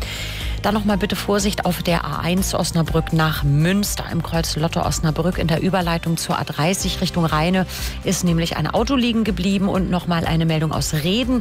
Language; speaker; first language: German; native; German